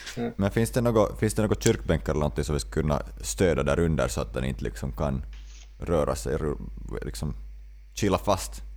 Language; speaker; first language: Swedish; native; Swedish